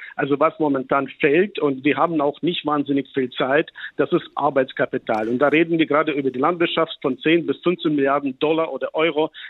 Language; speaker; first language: German; non-native, fluent; Ukrainian